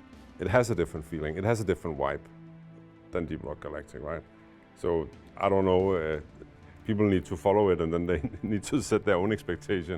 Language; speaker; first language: English; non-native, fluent; Danish